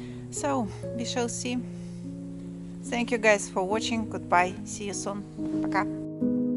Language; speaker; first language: English; non-native, fluent; Russian